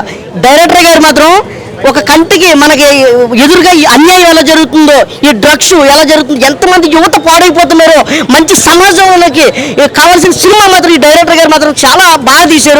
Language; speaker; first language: Telugu; native; Telugu